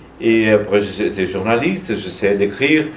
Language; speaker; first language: French; non-native, learner; Portuguese